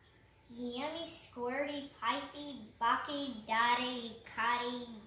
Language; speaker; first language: English; native; English